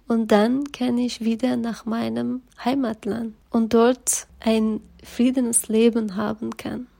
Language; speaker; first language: German; non-native, learner; Persian